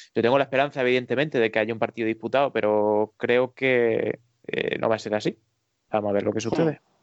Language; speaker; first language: Spanish; native; Spanish